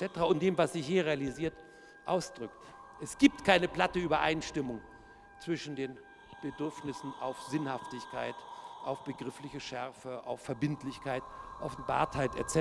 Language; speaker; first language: German; native; German